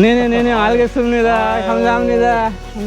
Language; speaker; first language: Korean; non-native, learner; Bangla